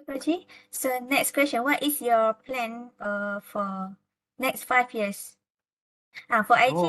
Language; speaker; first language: English; non-native, local second language; Malay